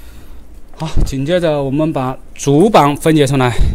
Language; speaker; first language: Chinese; native; Chinese